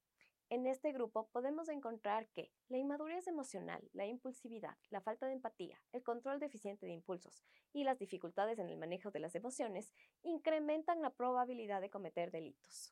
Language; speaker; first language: Spanish; native; Spanish